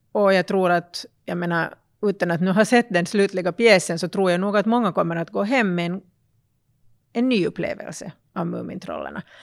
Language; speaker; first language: Swedish; native; Swedish